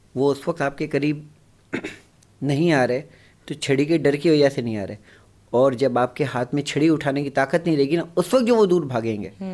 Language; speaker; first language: Urdu; native; Urdu